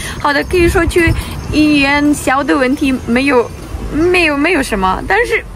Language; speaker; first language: Chinese; non-native, learner; Ukrainian